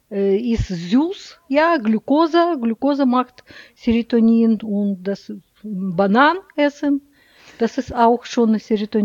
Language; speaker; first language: German; non-native, learner; Russian